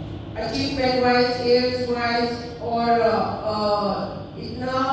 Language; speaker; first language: Hindi; non-native, local second language; Manipuri